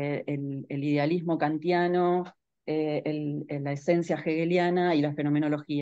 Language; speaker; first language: Spanish; native; Spanish